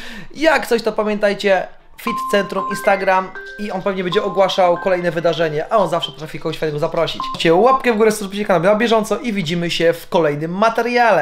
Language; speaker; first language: Polish; native; Polish